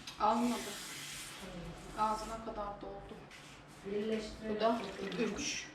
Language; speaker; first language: Turkish; native; Turkish